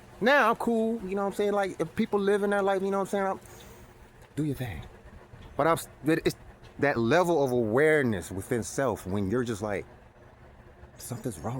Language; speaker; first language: English; native; English